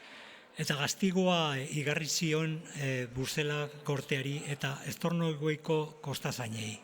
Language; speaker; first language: Basque; non-native, local second language; Spanish